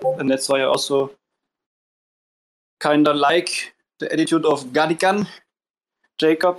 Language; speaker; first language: English; non-native, fluent; German